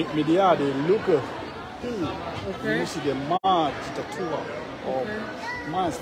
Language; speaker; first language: Danish; non-native, learner; Achinese